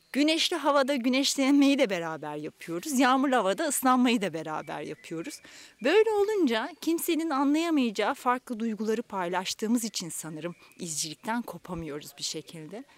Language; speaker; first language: Turkish; native; Turkish